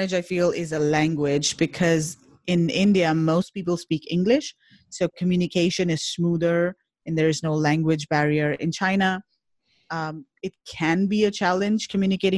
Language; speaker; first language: English; non-native, local second language; Hindi